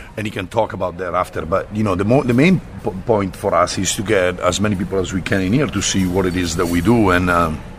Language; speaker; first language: English; non-native, fluent; Italian